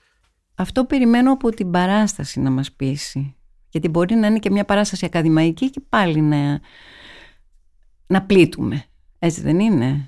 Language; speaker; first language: Greek; native; Greek